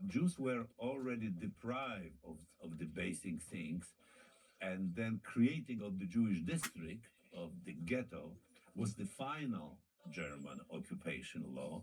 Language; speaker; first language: English; non-native, fluent; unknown